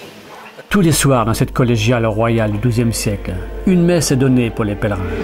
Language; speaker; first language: French; native; French